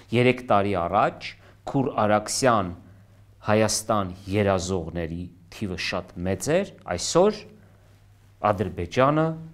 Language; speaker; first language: Armenian; native; Armenian